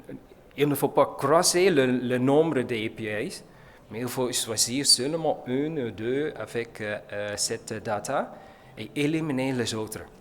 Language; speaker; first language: French; non-native, learner; Dutch